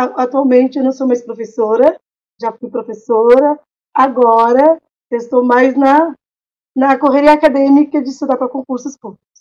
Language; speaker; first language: Portuguese; non-native, local second language; Kabuverdianu